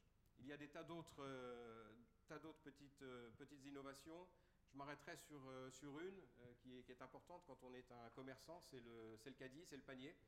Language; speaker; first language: French; native; French